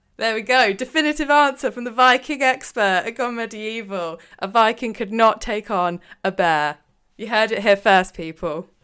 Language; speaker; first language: English; native; English